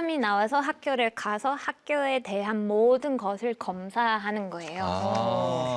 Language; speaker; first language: Korean; non-native, fluent; English